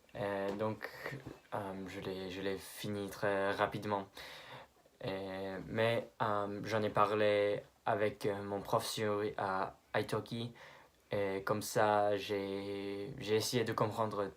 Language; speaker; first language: French; non-native, fluent; English